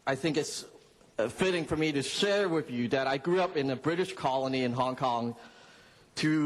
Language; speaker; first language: English; non-native, local second language; Cantonese